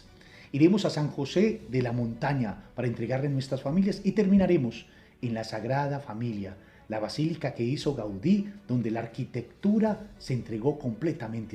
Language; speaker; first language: Spanish; native; Spanish